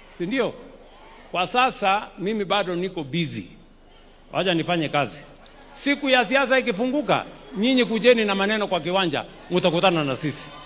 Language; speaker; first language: Swahili; non-native, local second language; Kalenjin